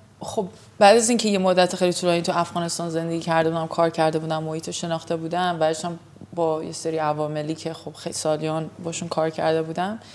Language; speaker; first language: Persian; early bilingual, heritage; Persian